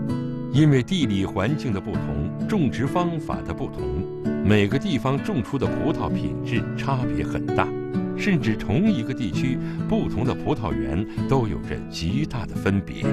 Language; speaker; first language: Chinese; native; Chinese